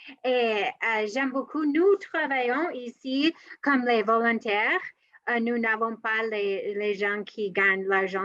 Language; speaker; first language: French; non-native, learner; English